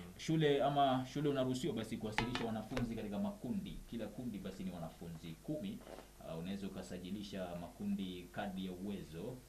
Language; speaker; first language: Swahili; native; Swahili